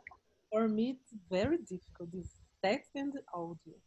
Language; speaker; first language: English; non-native, learner; Portuguese